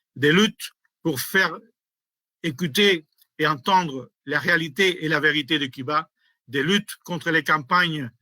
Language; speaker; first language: French; non-native, fluent; Spanish